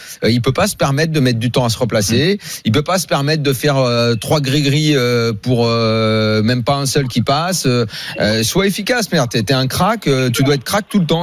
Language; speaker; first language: French; native; French